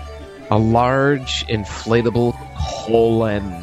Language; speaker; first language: English; native; English